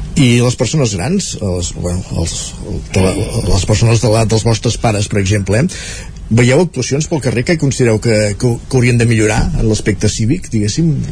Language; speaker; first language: Catalan; native; Catalan